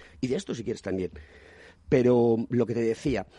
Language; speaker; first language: Spanish; native; Spanish